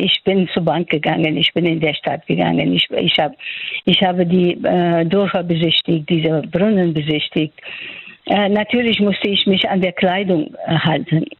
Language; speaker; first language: German; non-native, fluent; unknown